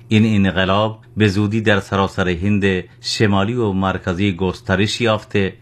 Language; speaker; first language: Persian; non-native, fluent; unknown